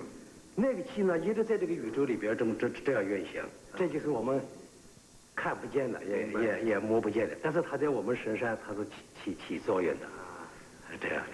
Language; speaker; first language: Chinese; native; Chinese